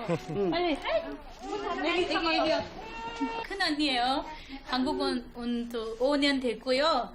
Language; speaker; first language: Korean; non-native, learner; Nepali